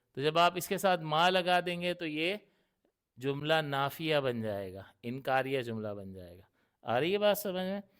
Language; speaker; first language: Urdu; native; Urdu